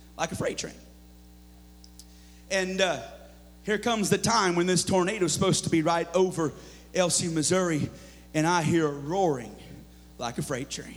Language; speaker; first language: English; native; English